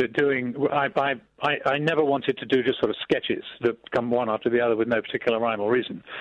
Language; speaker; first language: English; native; English